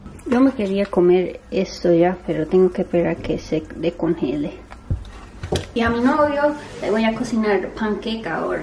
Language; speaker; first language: Spanish; early bilingual, heritage; Spanish